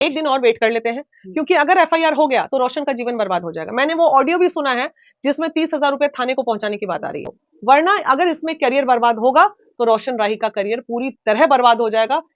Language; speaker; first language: Hindi; native; Hindi